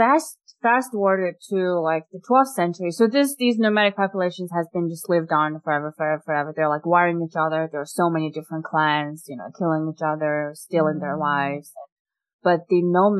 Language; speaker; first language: English; non-native, fluent; Mongolian